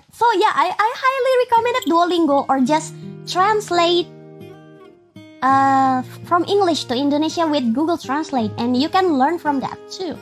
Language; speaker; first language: English; non-native, fluent; Indonesian